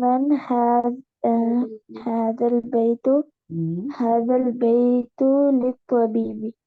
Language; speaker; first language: Arabic; non-native, learner; Urdu